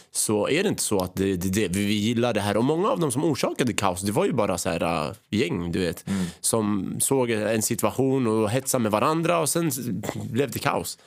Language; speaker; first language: Swedish; early bilingual, other home language; Arabic